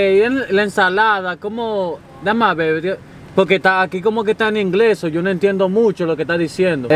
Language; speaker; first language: Spanish; early bilingual, heritage; Spanish